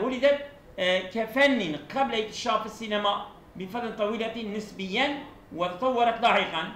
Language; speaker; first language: Arabic; non-native, fluent; Turkish